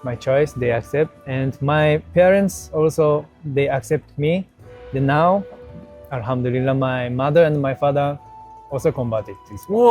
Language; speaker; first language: English; non-native, learner; Japanese